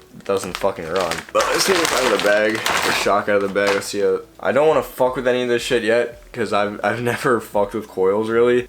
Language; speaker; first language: English; native; English